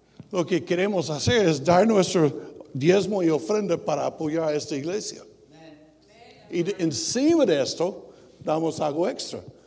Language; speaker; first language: Spanish; non-native, fluent; English